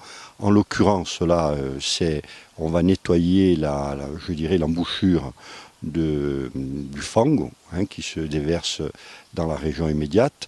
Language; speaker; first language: French; native; French